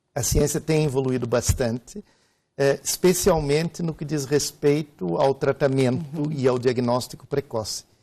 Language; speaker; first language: Portuguese; native; Portuguese